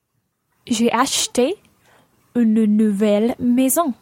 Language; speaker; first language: French; non-native, learner; English